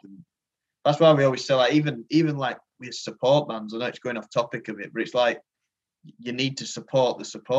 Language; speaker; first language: English; native; English